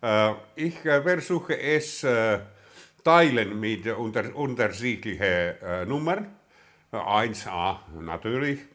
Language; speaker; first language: German; non-native, learner; Finnish